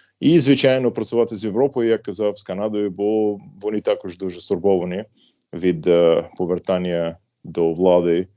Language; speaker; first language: Ukrainian; non-native, fluent; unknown